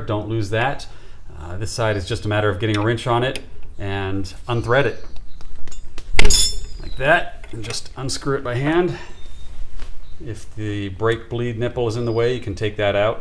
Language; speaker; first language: English; native; English